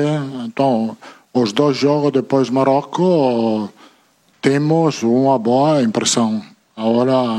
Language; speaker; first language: Portuguese; non-native, fluent; Italian